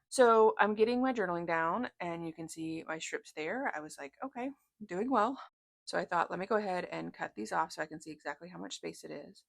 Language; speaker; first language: English; native; English